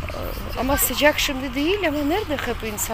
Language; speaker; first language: Turkish; non-native, learner; Russian